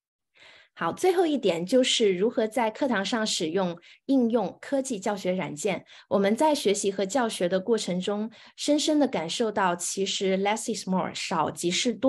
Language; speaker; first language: Chinese; native; Chinese